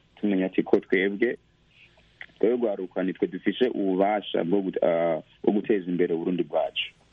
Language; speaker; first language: Rundi; early bilingual, heritage; Rundi